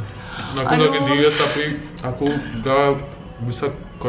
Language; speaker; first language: Indonesian; non-native, learner; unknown